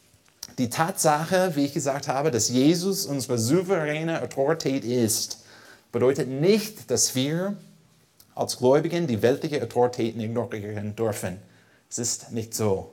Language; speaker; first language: German; non-native, fluent; English